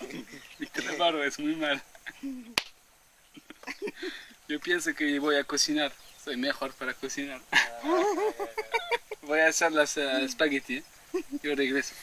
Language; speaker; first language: Spanish; non-native, learner; French